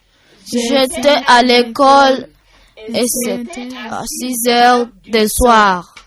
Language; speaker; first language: French; non-native, learner; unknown